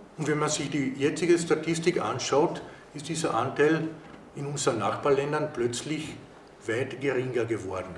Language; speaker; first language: German; native; German